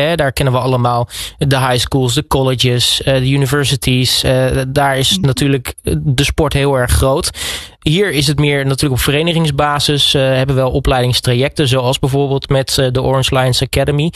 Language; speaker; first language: Dutch; native; Dutch